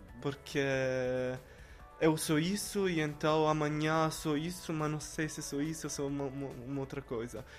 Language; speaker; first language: Portuguese; non-native, learner; Italian